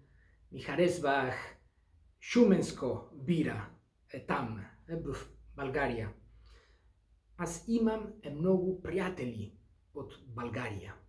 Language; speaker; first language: Bulgarian; non-native, learner; Basque